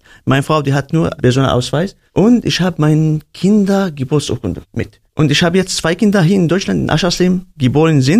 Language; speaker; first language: German; non-native, learner; Arabic